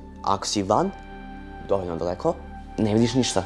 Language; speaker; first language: Serbian; early bilingual, heritage; Serbian